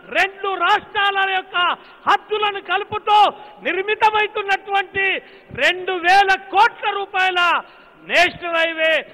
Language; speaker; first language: Hindi; native; Hindi